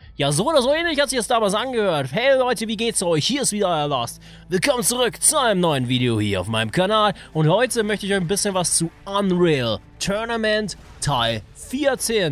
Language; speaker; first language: German; native; German